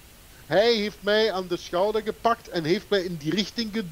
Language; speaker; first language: Dutch; non-native, fluent; German